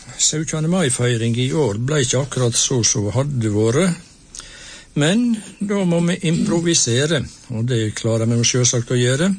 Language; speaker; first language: Norwegian; native; Norwegian